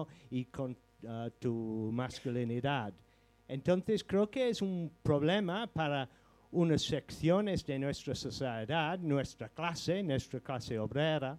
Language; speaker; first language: Spanish; non-native, fluent; English